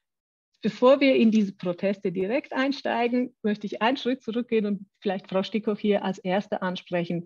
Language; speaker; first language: German; native; German